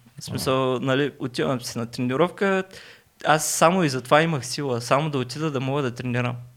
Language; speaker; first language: Bulgarian; non-native, local second language; Turkish